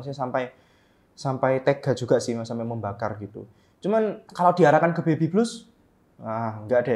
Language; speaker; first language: Indonesian; native; Indonesian